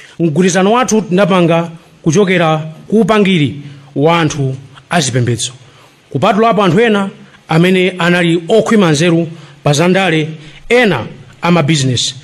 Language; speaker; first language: Nyanja; native; Nyanja